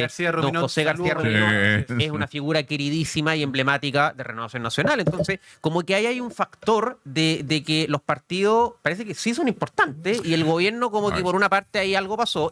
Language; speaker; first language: Spanish; native; Spanish